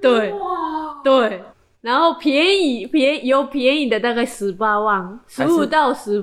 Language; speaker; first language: Chinese; non-native, learner; Japanese